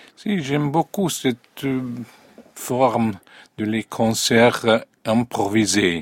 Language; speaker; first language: French; non-native, fluent; Hungarian